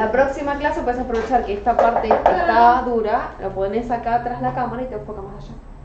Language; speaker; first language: Spanish; native; Spanish